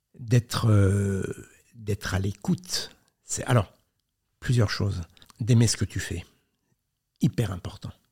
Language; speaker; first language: French; native; French